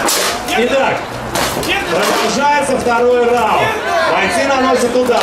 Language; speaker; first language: Russian; native; Russian